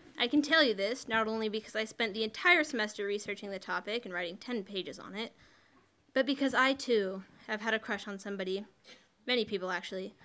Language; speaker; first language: English; native; English